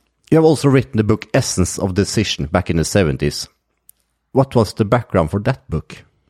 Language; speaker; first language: English; non-native, fluent; Norwegian